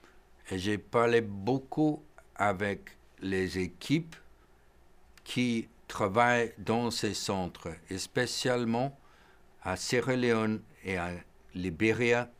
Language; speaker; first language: French; non-native, fluent; English